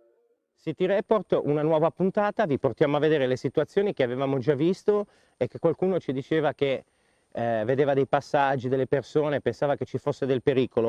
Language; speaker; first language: Italian; native; Italian